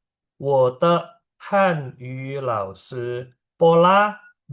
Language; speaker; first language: Chinese; non-native, fluent; Indonesian